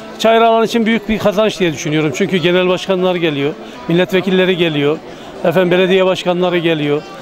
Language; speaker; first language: Turkish; native; Turkish